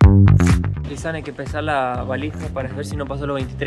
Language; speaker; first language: Spanish; native; Spanish